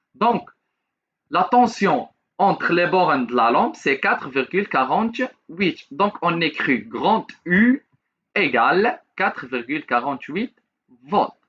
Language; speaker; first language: French; non-native, local second language; Arabic